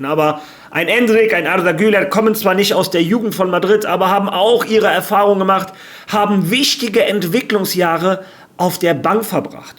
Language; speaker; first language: German; native; German